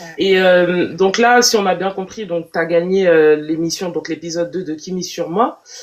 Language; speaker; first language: French; native; French